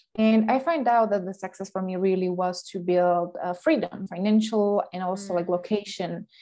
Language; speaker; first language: English; non-native, fluent; Slovak